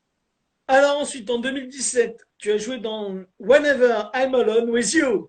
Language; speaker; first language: French; native; French